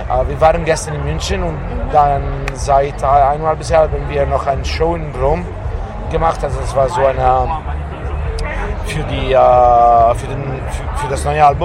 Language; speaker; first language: German; non-native, fluent; Italian